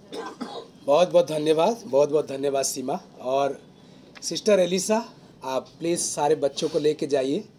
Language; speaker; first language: Hindi; non-native, local second language; Odia